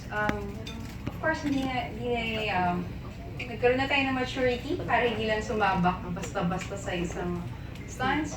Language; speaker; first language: Filipino; native; Filipino